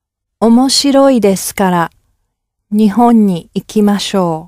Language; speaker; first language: Japanese; non-native, learner; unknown